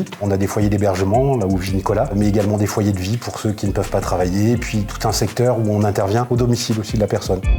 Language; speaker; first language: French; native; French